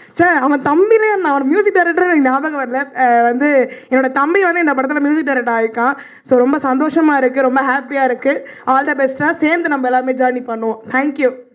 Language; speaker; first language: Tamil; native; Tamil